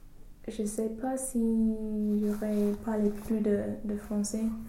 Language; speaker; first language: French; non-native, fluent; English